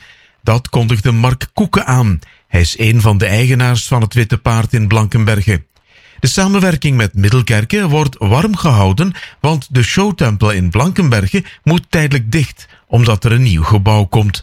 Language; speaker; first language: Dutch; native; Dutch